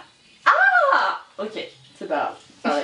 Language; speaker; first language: French; native; French